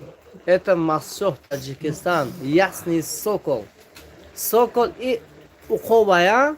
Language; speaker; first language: Russian; non-native, local second language; Tajik